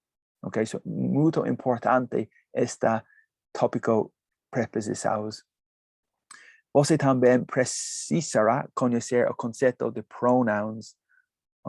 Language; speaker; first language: Portuguese; non-native, learner; English